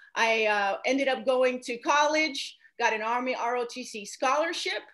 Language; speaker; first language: English; native; English